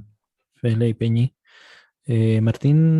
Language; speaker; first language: Spanish; native; Spanish